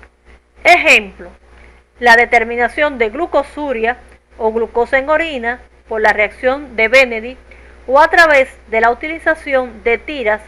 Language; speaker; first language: Spanish; native; Spanish